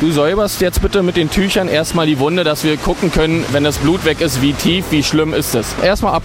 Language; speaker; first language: German; native; German